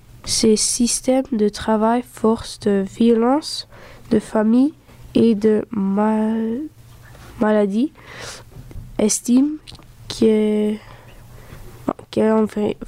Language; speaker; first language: French; early bilingual, other home language; Dutch